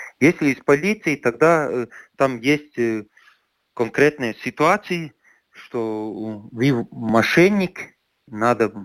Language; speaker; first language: Russian; non-native, local second language; Latvian